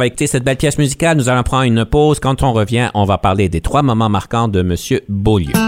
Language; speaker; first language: French; native; French